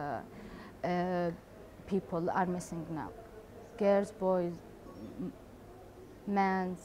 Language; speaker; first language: English; non-native, learner; Arabic